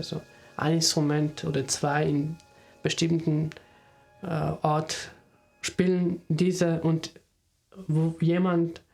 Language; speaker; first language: German; non-native, fluent; Armenian